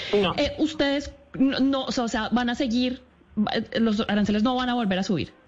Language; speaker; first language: Spanish; native; Spanish